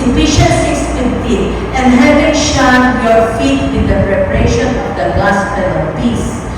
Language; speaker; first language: English; non-native, local second language; Filipino